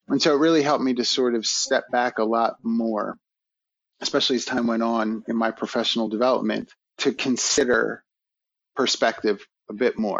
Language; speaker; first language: English; native; English